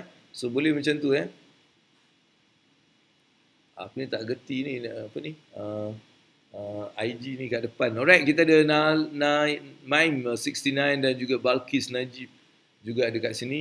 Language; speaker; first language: Malay; native; Malay